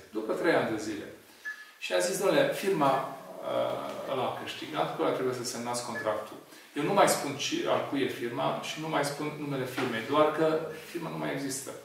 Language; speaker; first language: Romanian; non-native, local second language; Hungarian